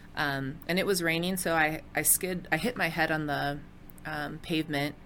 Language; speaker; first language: English; native; English